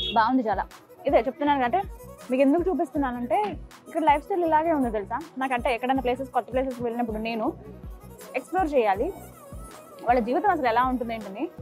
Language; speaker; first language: Telugu; native; Telugu